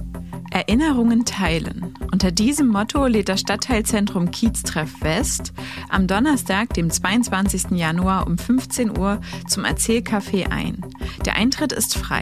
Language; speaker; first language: German; native; German